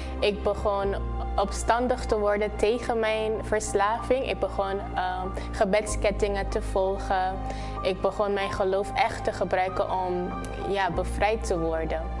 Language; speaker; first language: Dutch; non-native, local second language; Papiamento